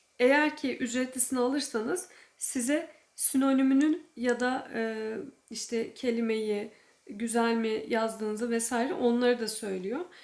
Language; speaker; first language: Turkish; native; Turkish